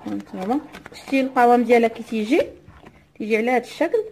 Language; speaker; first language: Arabic; native; Arabic